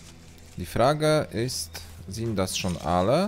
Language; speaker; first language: German; non-native, learner; Polish